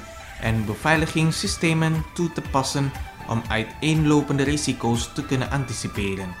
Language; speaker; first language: Dutch; non-native, fluent; Indonesian